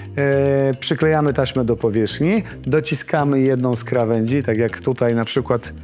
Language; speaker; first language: Polish; native; Polish